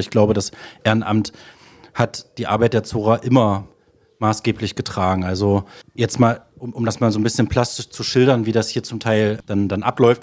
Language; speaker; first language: German; native; German